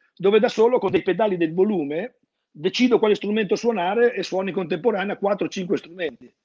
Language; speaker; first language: Italian; native; Italian